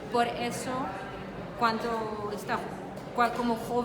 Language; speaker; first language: Spanish; non-native, learner; Danish